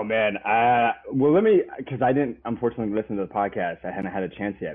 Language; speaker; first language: English; native; English